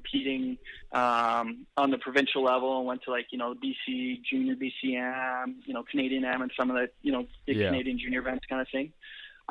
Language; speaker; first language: English; native; English